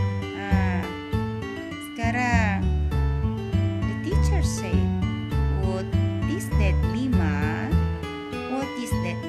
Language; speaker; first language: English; non-native, learner; Indonesian